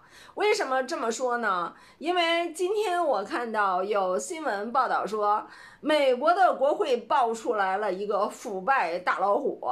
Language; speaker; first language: Chinese; native; Chinese